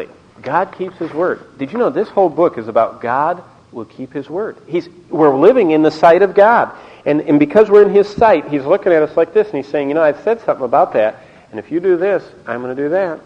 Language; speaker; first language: English; native; English